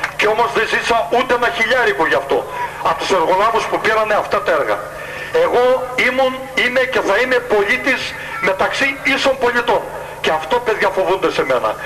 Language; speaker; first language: Greek; native; Greek